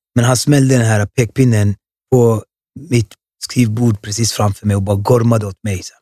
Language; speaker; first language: Swedish; early bilingual, other home language; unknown